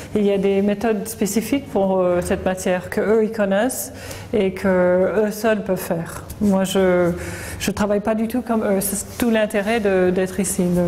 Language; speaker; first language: French; non-native, fluent; English